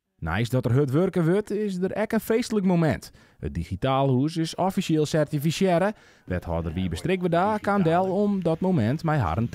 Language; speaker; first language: Dutch; non-native, local second language; Western Frisian